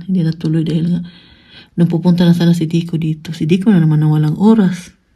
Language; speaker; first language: Filipino; non-native, local second language; Cebuano